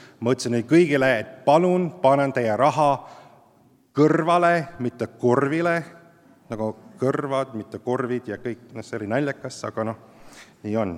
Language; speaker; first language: Estonian; non-native, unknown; English